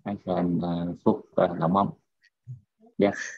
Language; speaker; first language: English; non-native, learner; Vietnamese